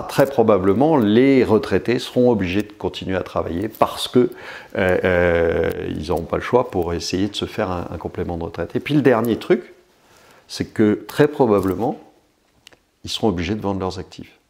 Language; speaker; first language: French; native; French